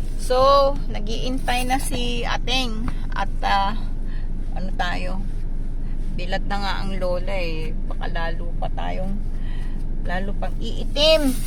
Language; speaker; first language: Filipino; native; Filipino